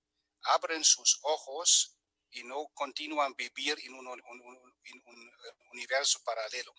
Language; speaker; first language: Spanish; non-native, fluent; German